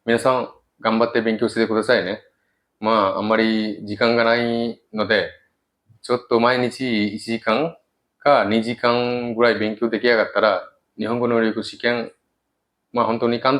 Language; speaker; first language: Japanese; non-native, fluent; Bangla